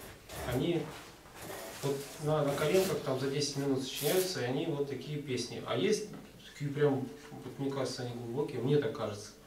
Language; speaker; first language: Russian; native; Russian